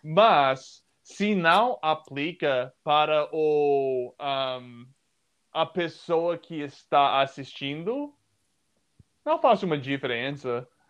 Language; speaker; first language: Portuguese; non-native, fluent; English